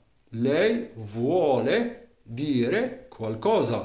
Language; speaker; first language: Italian; non-native, fluent; Arabic